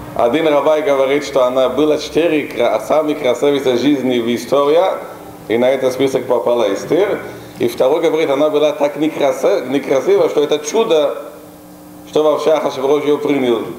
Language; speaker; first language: Russian; non-native, local second language; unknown